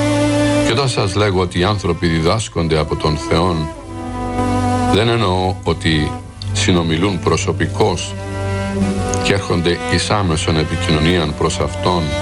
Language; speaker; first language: Greek; native; Greek